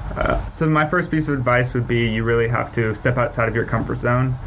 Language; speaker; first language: English; native; English